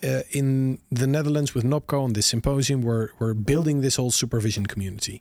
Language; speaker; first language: English; non-native, fluent; Dutch